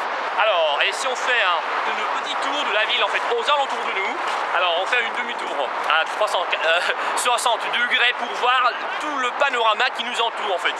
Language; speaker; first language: French; non-native, fluent; Russian